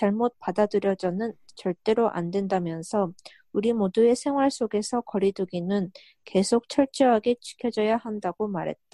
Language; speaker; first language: Korean; early bilingual, heritage; Korean